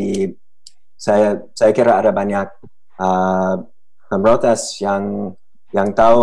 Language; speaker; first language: Indonesian; non-native, fluent; English